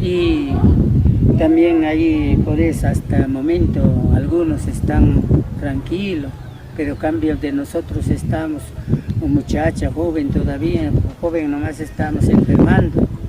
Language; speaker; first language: Spanish; non-native, local second language; Quechua